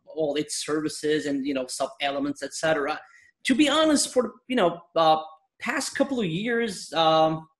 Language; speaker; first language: English; non-native, fluent; Turkish